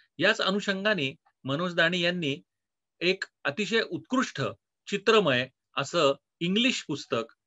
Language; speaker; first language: Marathi; native; Marathi